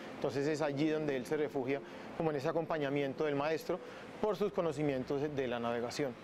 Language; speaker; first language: Spanish; non-native, local second language; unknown